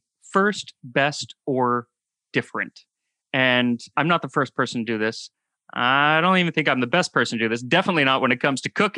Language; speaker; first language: English; native; English